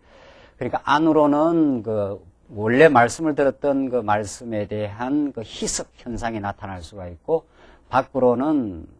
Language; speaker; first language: Korean; native; Korean